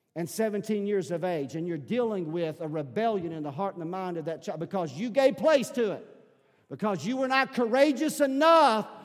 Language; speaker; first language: English; native; English